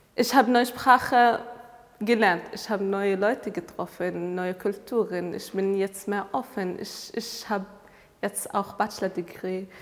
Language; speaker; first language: German; non-native, fluent; Arabic